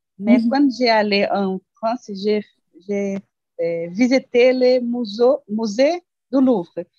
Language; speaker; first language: French; non-native, learner; Portuguese